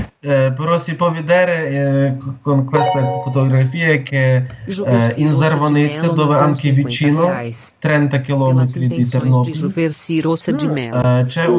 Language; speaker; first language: Italian; non-native, learner; Ukrainian